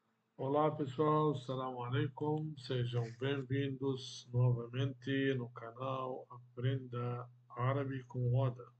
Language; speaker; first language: Portuguese; non-native, fluent; Arabic